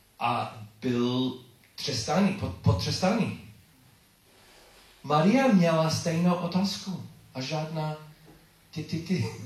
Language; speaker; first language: Czech; non-native, learner; English